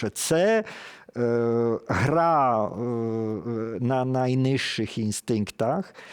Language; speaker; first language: Ukrainian; early bilingual, heritage; Ukrainian